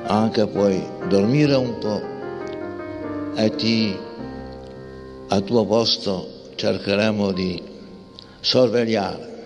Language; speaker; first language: Italian; non-native, fluent; Polish